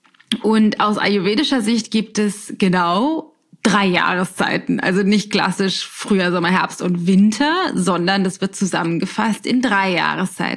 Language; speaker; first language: German; native; German